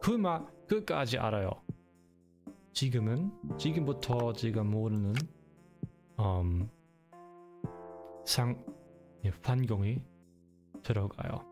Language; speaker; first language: Korean; non-native, learner; German